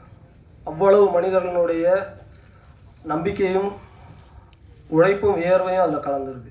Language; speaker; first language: Tamil; native; Tamil